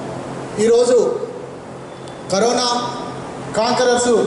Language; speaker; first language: Telugu; native; Telugu